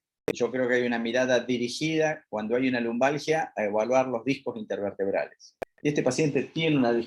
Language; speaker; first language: Spanish; native; Spanish